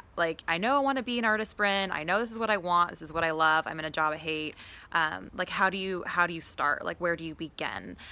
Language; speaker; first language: English; native; English